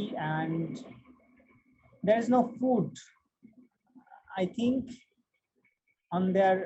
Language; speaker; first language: English; non-native, fluent; Bangla